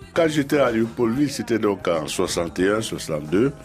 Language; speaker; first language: French; non-native, local second language; Duala